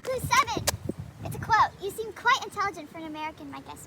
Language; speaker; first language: English; native; English